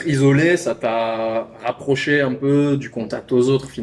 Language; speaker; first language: French; native; French